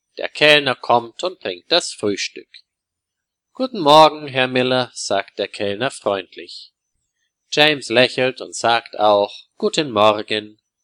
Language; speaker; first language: German; native; German